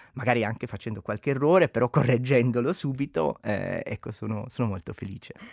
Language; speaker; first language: Italian; non-native, local second language; German